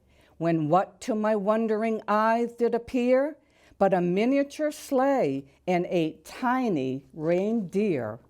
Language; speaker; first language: English; native; English